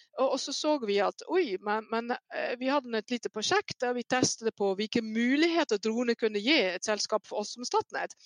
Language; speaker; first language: Norwegian; non-native, fluent; Dutch